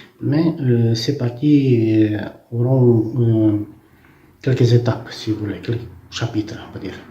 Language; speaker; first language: French; non-native, fluent; Romanian